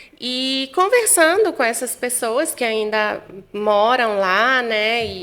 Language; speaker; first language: Portuguese; non-native, fluent; Guarani